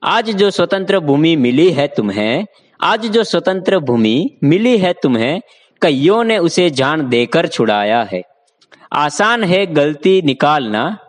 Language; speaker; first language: Hindi; non-native, local second language; Gujarati